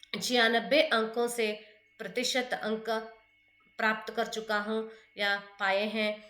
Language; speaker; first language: Hindi; non-native, local second language; Kannada